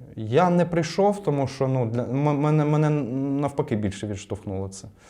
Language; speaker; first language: Ukrainian; non-native, local second language; Russian